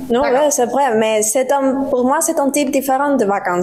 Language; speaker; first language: French; non-native, learner; Spanish